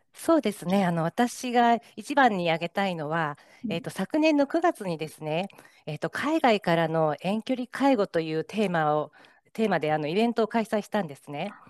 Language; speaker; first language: Japanese; native; Japanese